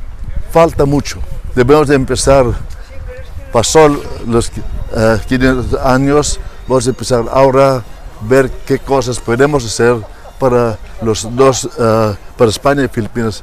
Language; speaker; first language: Spanish; non-native, fluent; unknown